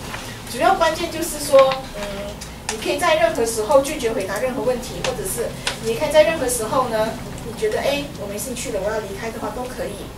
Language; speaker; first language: Chinese; native; Chinese